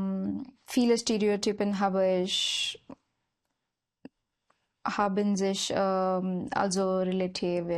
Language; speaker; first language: German; non-native, learner; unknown